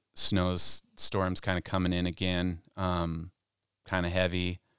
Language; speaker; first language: English; native; English